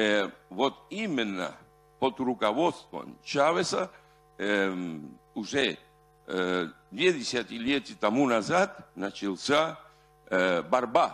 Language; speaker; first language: Russian; non-native, fluent; Spanish